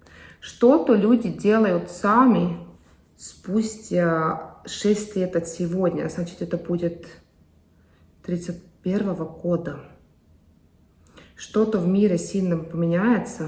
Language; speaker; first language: Russian; non-native, fluent; Estonian